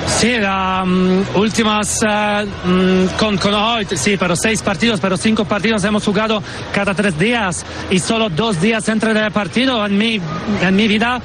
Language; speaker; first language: Spanish; non-native, learner; Polish